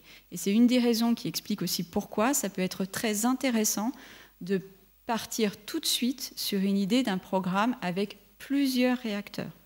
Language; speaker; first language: French; native; French